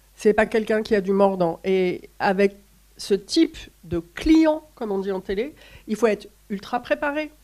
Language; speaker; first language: French; native; French